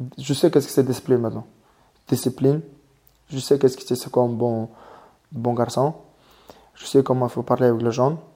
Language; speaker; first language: French; non-native, learner; Mongolian